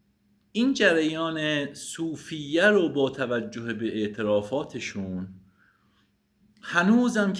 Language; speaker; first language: Persian; native; Persian